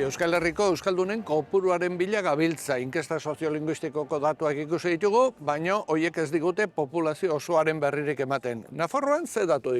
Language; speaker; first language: Basque; native; Basque